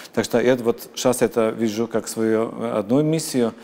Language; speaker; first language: Russian; non-native, local second language; Latvian